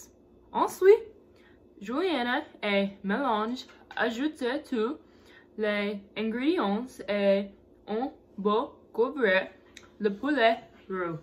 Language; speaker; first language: French; non-native, learner; English